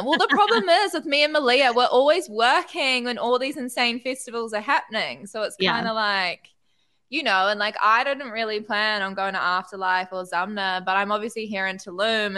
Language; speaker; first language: English; native; English